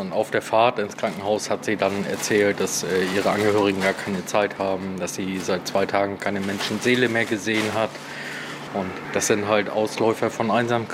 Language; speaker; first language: German; native; German